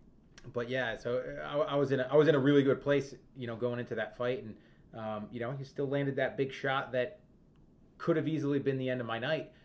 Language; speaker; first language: English; native; English